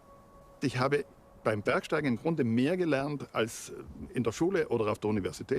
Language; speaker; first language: German; native; German